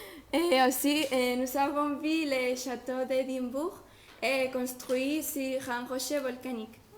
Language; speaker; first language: French; non-native, learner; Spanish